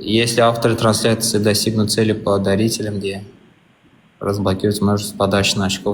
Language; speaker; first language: Russian; non-native, local second language; Turkmen